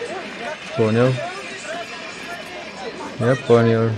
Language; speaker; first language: Russian; non-native, fluent; Spanish